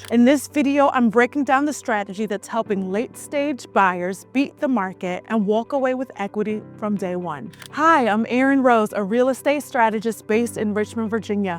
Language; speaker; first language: English; native; English